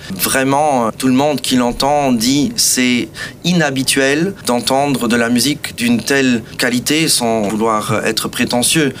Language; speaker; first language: French; non-native, local second language; Portuguese